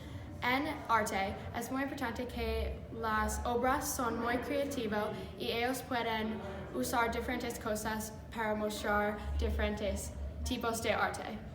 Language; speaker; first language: Spanish; non-native, learner; English